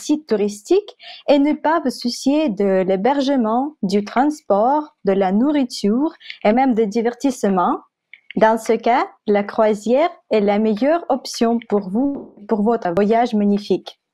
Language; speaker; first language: French; non-native, fluent; Russian